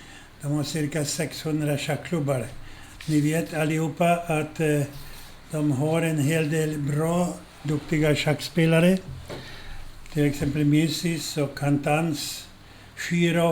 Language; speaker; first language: Swedish; non-native, fluent; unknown